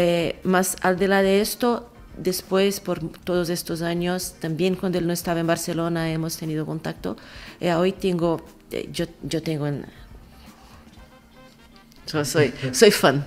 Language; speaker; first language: Spanish; non-native, fluent; Portuguese